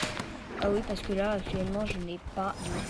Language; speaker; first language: French; native; French